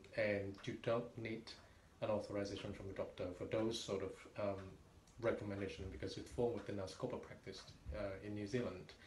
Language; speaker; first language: English; non-native, fluent; Vietnamese